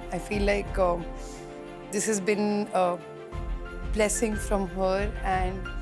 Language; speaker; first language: English; non-native, local second language; Hindi